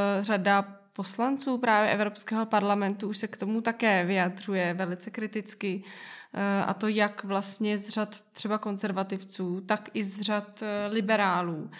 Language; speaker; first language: Czech; native; Czech